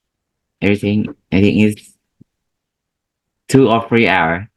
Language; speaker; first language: English; non-native, learner; Vietnamese